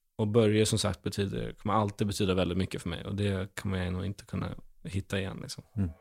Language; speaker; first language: Swedish; native; Swedish